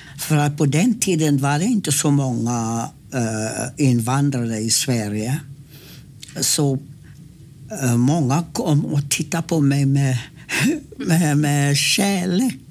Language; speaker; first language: Swedish; non-native, fluent; English